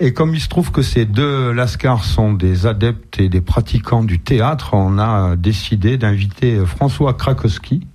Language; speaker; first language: French; native; French